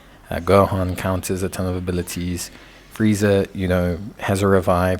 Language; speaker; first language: English; native; English